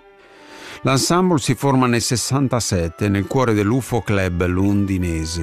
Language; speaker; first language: Italian; native; Italian